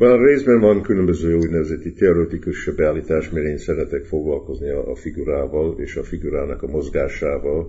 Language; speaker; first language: Hungarian; early bilingual, heritage; Hungarian